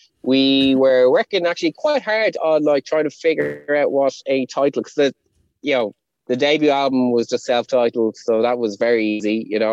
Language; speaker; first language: English; non-native, local second language; Irish